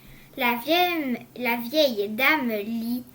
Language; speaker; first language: French; native; French